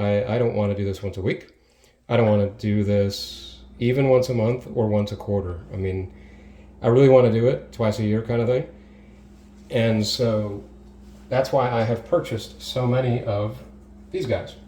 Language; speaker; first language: English; native; English